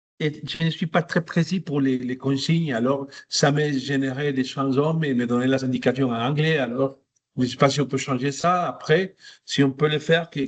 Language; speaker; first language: French; non-native, fluent; Spanish